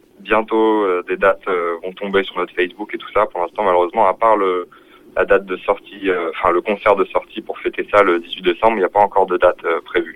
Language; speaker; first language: French; native; French